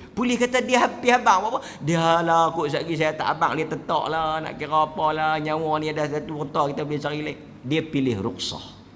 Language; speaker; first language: Malay; native; Malay